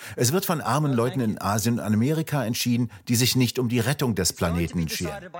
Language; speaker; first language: German; non-native, fluent; Russian